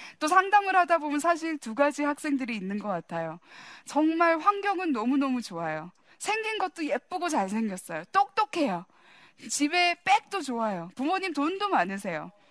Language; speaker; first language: Korean; early bilingual, heritage; Korean